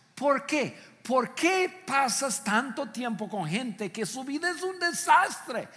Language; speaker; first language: Spanish; non-native, fluent; English